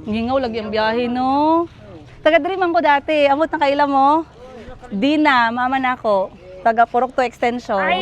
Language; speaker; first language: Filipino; non-native, local second language; Cebuano